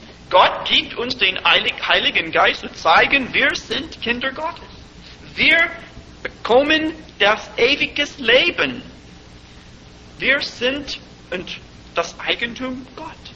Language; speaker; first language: German; non-native, fluent; English